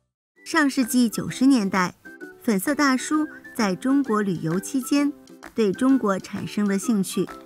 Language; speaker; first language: Chinese; native; Chinese